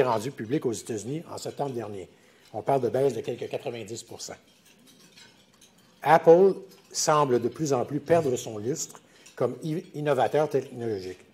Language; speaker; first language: French; native; French